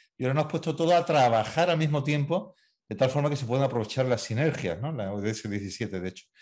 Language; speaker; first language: Spanish; native; Spanish